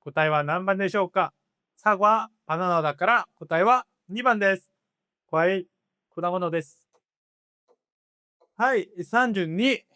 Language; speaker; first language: Japanese; non-native, fluent; Korean